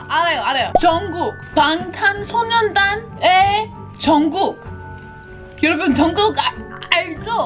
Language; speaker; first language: Korean; non-native, fluent; English